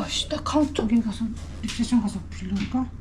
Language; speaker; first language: Korean; native; Korean